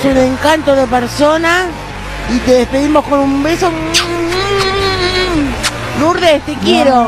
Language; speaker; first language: Spanish; native; Spanish